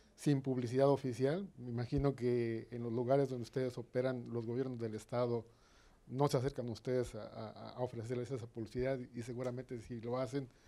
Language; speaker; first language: Spanish; native; Spanish